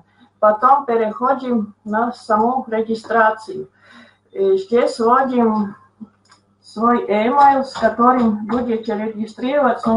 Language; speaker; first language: Russian; non-native, local second language; Latvian